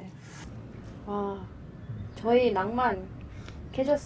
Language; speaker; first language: Korean; non-native, fluent; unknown